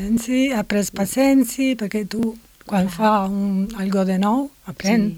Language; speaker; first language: Catalan; non-native, fluent; Italian